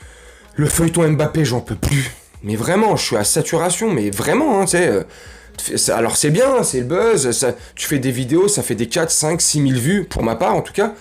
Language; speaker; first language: French; native; French